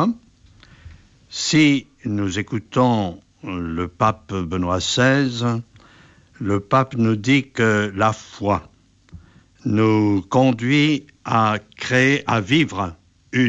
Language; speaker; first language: French; native; French